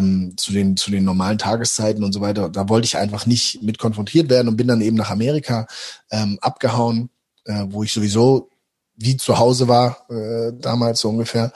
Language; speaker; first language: German; native; German